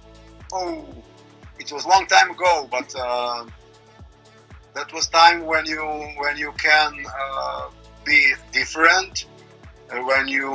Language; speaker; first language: English; non-native, learner; Croatian